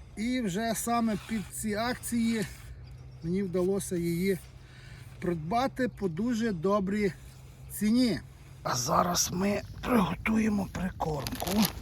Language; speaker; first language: Ukrainian; native; Ukrainian